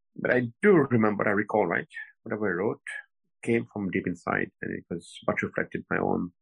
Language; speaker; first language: English; non-native, fluent; French